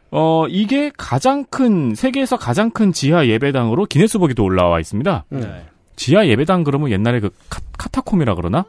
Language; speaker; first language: Korean; native; Korean